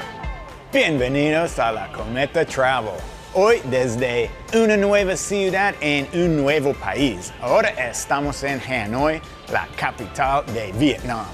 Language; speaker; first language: Spanish; non-native, fluent; English